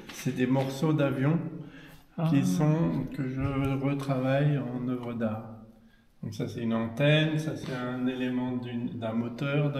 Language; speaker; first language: French; native; French